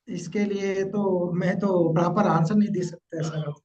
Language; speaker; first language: Hindi; non-native, local second language; Telugu